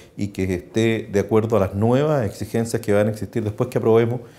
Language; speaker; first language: Spanish; native; Spanish